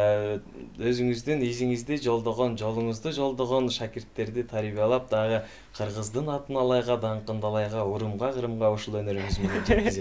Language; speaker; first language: Kyrgyz; native; Kyrgyz